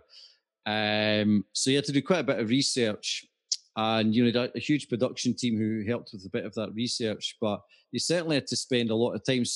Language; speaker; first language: English; native; English